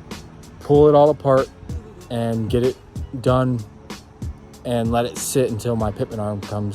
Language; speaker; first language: English; native; English